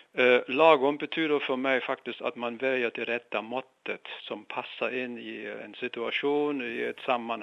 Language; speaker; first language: Swedish; non-native, fluent; German